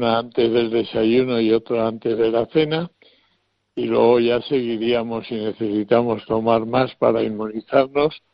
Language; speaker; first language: Spanish; native; Spanish